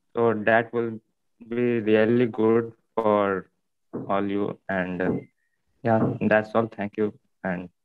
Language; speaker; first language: English; non-native, local second language; Hindi